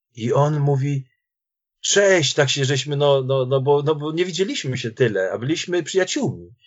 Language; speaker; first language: Polish; native; Polish